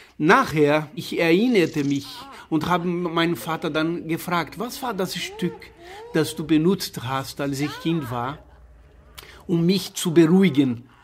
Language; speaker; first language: German; non-native, fluent; Portuguese